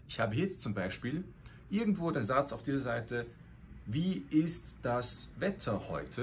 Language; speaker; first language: German; non-native, fluent; Spanish